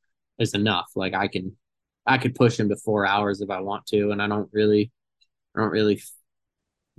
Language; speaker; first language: English; native; English